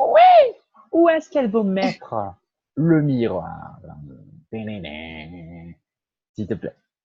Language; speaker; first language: French; non-native, fluent; Portuguese